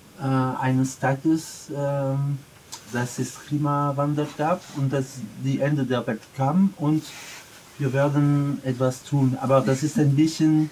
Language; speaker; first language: German; non-native, learner; French